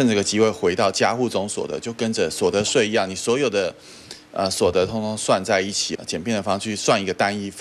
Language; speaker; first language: Chinese; native; Chinese